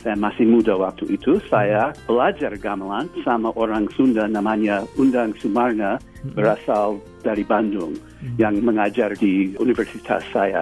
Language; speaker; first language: Indonesian; non-native, fluent; English